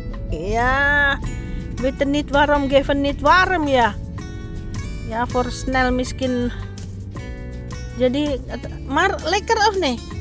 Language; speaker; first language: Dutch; non-native, learner; Indonesian